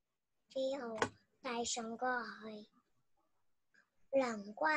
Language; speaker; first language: Chinese; non-native, learner; Vietnamese